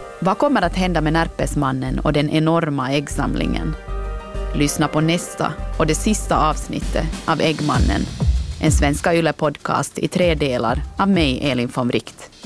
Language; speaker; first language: Swedish; native; Swedish